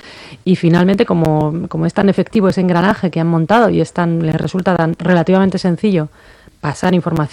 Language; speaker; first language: Spanish; native; Spanish